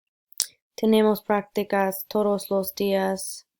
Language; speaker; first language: Spanish; non-native, learner; English